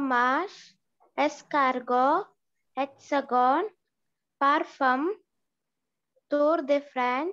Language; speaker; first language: French; non-native, learner; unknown